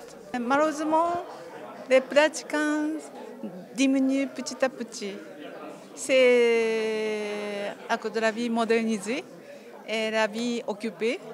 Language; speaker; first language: French; non-native, fluent; Japanese